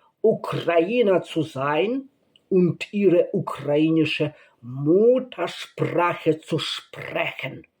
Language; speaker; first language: German; non-native, learner; Ukrainian